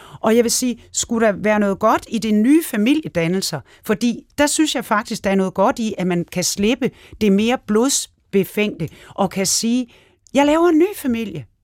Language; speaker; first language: Danish; native; Danish